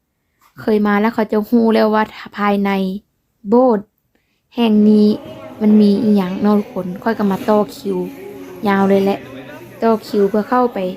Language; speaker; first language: Thai; non-native, local second language; Lao